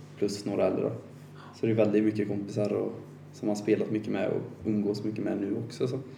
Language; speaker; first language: Swedish; native; Swedish